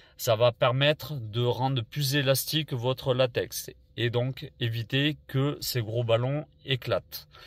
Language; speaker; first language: French; native; French